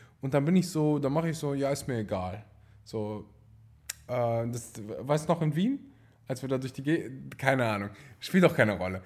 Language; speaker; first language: German; native; German